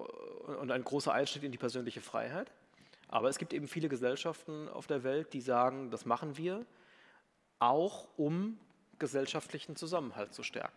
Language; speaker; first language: German; native; German